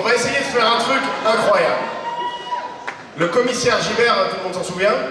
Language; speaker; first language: French; native; French